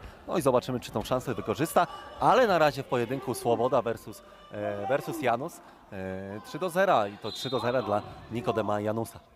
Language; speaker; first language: Polish; native; Polish